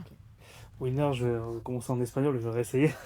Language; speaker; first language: French; native; French